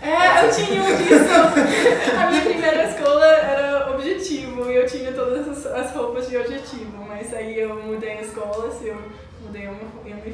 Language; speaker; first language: Portuguese; non-native, learner; English